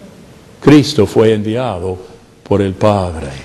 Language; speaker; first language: Spanish; non-native, fluent; English